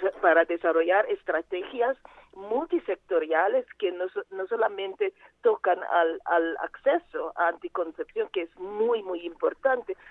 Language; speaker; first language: Spanish; non-native, fluent; Portuguese